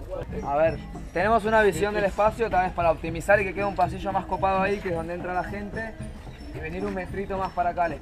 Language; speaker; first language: Spanish; native; Spanish